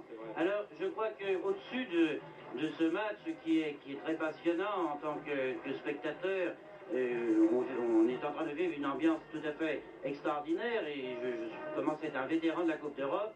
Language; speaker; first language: French; native; French